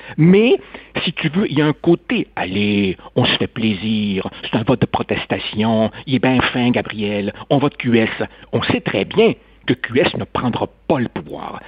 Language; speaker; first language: French; native; French